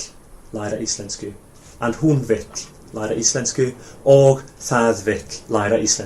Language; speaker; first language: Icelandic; non-native, fluent; English